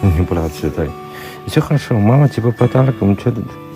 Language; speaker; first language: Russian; non-native, learner; Chinese